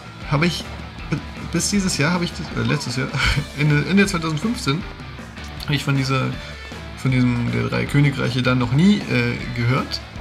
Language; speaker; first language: German; native; German